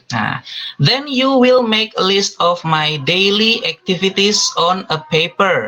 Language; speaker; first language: English; non-native, fluent; Indonesian